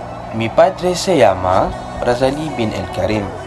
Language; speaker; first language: Spanish; non-native, learner; Malay